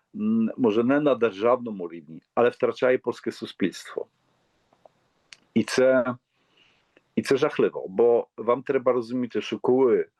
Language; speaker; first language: Polish; non-native, learner; Ukrainian